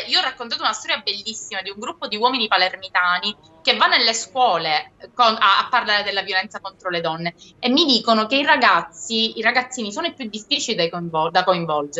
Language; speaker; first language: Italian; native; Italian